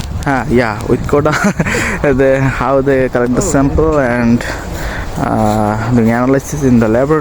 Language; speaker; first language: English; non-native, local second language; Bangla